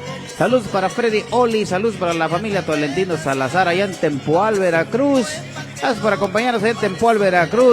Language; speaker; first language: Spanish; native; Spanish